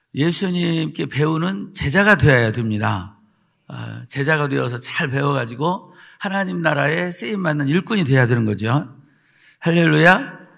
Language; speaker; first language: Korean; native; Korean